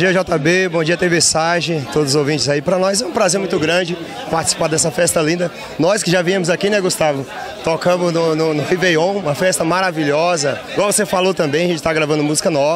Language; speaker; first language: Portuguese; native; Portuguese